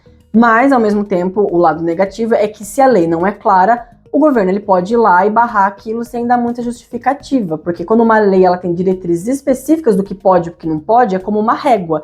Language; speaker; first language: Portuguese; native; Portuguese